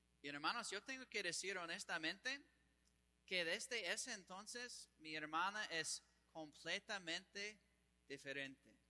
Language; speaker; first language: Spanish; non-native, fluent; English